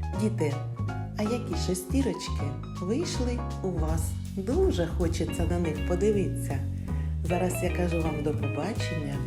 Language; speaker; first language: Ukrainian; native; Ukrainian